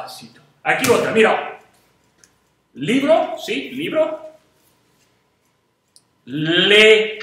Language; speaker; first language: Spanish; non-native, fluent; English